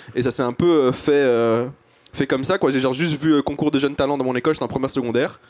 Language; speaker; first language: French; native; French